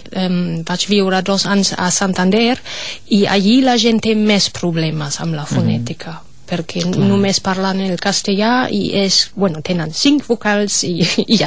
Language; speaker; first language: Catalan; non-native, fluent; German